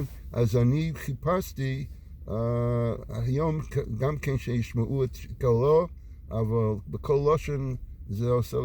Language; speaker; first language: Hebrew; non-native, fluent; English